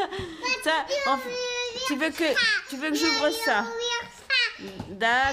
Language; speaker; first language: French; native; French